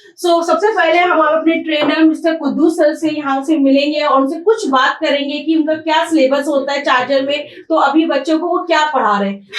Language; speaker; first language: Hindi; native; Hindi